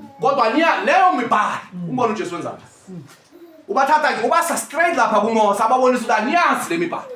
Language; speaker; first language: Zulu; native; Zulu